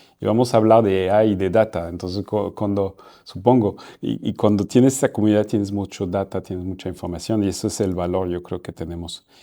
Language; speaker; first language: Spanish; non-native, fluent; French